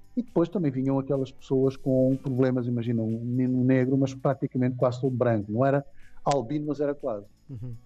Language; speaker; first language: Portuguese; non-native, local second language; Kabuverdianu